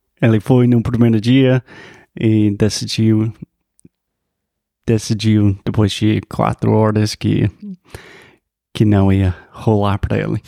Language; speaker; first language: Portuguese; non-native, fluent; English